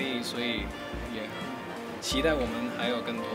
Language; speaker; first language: Chinese; non-native, local second language; Cantonese